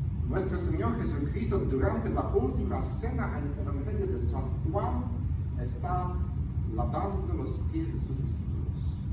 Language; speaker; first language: Spanish; non-native, fluent; Polish